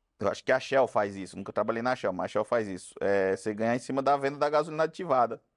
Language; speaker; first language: Portuguese; native; Portuguese